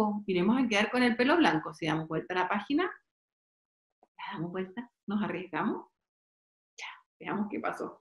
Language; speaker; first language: Spanish; native; Spanish